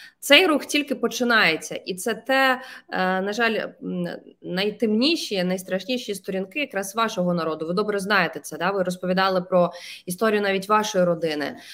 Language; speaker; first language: Ukrainian; native; Ukrainian